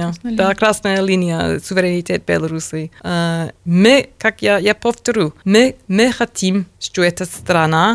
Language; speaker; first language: Russian; non-native, learner; English